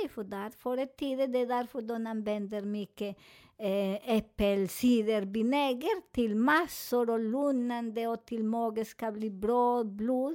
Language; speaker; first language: Swedish; non-native, learner; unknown